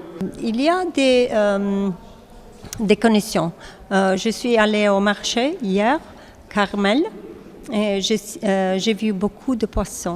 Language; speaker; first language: French; non-native, fluent; Italian